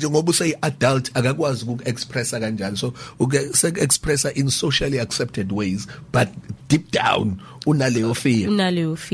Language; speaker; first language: English; non-native, local second language; Zulu